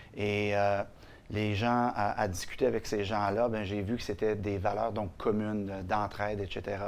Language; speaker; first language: French; native; French